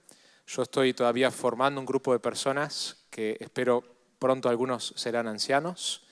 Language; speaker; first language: Spanish; native; Spanish